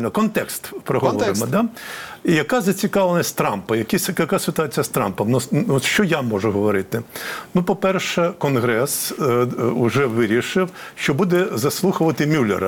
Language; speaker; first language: Ukrainian; native; Ukrainian